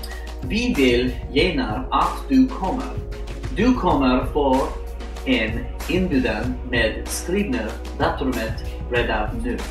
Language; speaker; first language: Swedish; non-native, learner; English